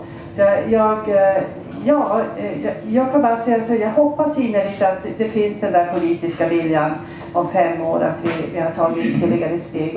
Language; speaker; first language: Swedish; native; Swedish